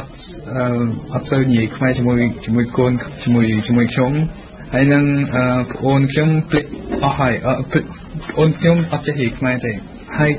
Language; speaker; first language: Khmer; early bilingual, heritage; French